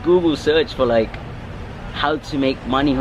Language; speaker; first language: English; native; English